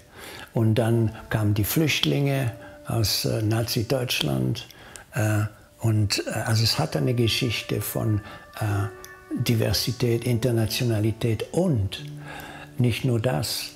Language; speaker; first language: German; non-native, fluent; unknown